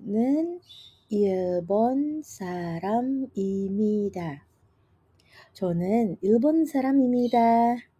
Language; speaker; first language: Korean; non-native, fluent; Indonesian